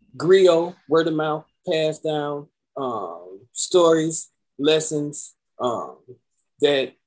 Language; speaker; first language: English; native; English